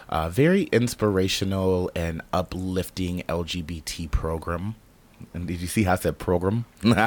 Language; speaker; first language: English; native; English